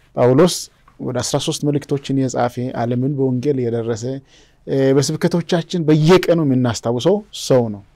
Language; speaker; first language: Amharic; non-native, local second language; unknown